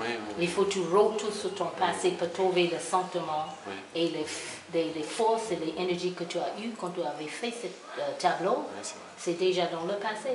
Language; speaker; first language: French; non-native, fluent; English